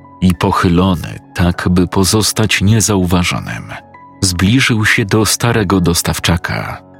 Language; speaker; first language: Polish; native; Polish